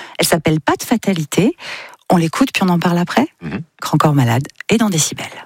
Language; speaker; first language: French; native; French